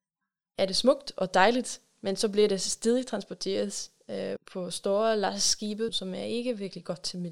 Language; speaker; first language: Danish; non-native, fluent; German